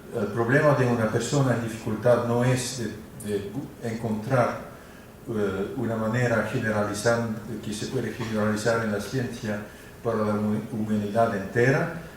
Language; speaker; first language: Spanish; non-native, fluent; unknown